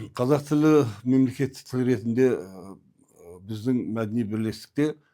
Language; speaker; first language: Kazakh; non-native, local second language; Turkish